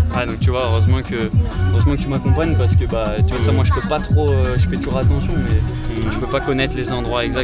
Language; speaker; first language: French; native; French